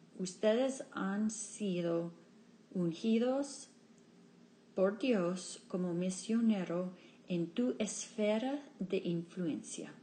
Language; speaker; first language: Spanish; non-native, learner; English